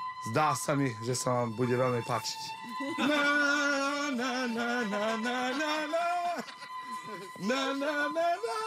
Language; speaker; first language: Slovak; early bilingual, heritage; Slovak